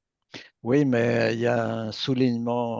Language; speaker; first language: French; native; French